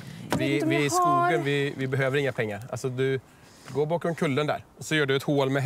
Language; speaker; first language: Swedish; native; Swedish